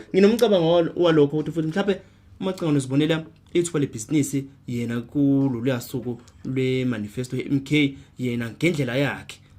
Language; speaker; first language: Zulu; native; Zulu